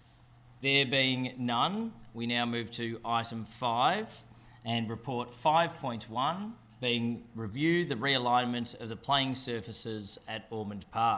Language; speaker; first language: English; native; English